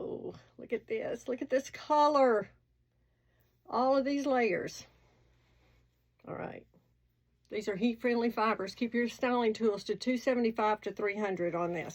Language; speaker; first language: English; native; English